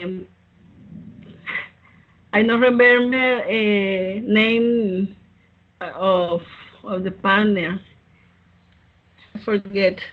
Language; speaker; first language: English; non-native, learner; Spanish